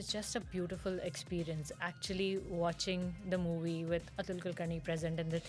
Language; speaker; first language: English; non-native, local second language; Marathi